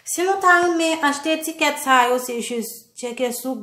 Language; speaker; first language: French; non-native, learner; Haitian Creole